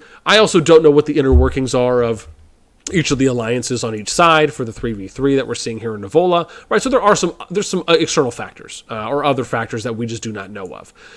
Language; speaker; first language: English; native; English